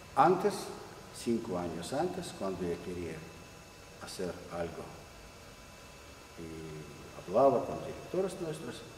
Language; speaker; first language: Spanish; non-native, learner; Russian